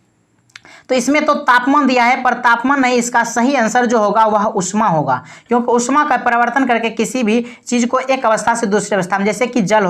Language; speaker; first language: Hindi; native; Hindi